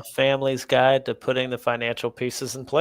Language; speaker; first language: English; native; English